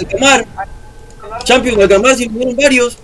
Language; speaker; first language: Spanish; native; Spanish